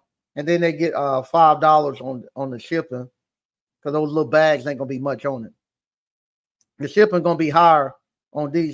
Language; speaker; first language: English; native; English